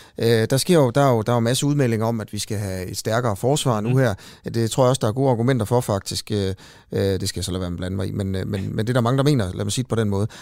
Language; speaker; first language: Danish; native; Danish